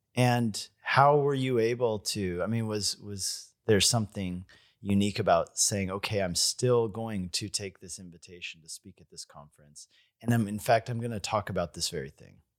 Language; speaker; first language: English; native; English